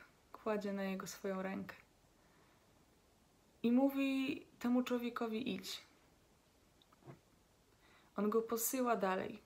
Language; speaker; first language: Polish; native; Polish